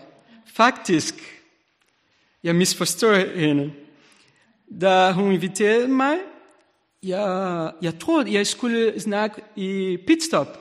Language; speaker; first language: Danish; non-native, learner; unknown